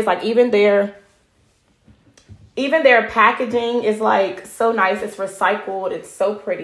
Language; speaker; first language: English; native; English